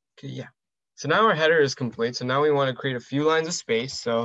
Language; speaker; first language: English; early bilingual, other home language; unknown